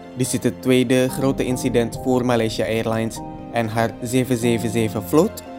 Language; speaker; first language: Dutch; non-native, fluent; Indonesian